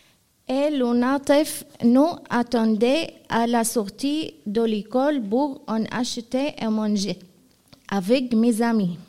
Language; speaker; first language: French; non-native, learner; Arabic